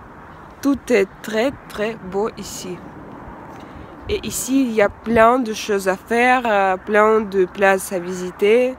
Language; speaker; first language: French; non-native, fluent; Russian